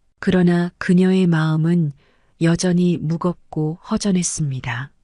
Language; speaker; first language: Korean; native; Korean